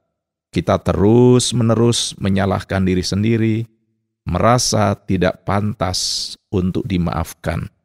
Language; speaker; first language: Indonesian; native; Indonesian